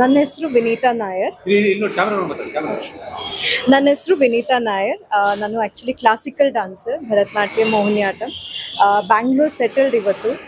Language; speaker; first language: Kannada; non-native, learner; Malayalam